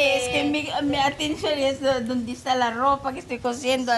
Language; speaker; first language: Spanish; non-native, learner; Filipino